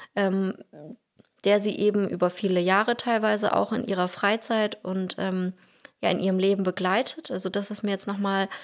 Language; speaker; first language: German; early bilingual, other home language; Russian